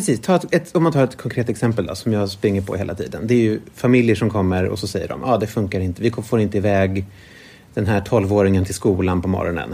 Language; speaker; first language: Swedish; native; Swedish